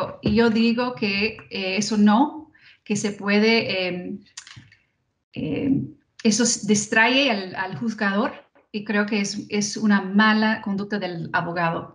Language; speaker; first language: Spanish; non-native, fluent; English